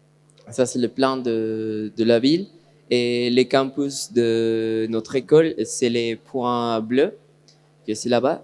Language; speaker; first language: French; non-native, learner; Spanish